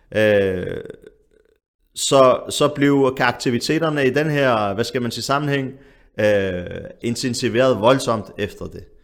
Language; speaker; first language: Danish; early bilingual, other home language; Arabic